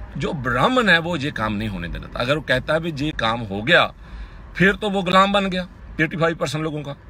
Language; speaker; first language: Hindi; non-native, local second language; Punjabi